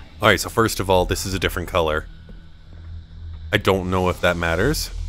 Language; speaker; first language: English; native; English